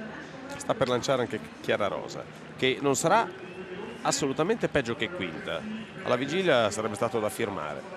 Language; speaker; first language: Italian; native; Italian